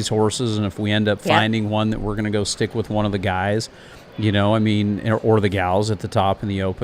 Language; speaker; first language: English; native; English